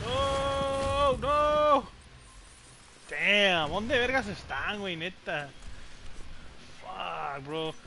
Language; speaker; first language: Spanish; early bilingual, heritage; Spanish